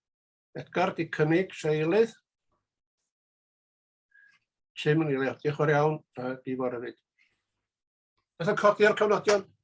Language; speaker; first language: Welsh; native; Welsh